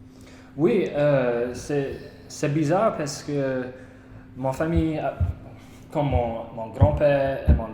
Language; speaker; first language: French; non-native, learner; English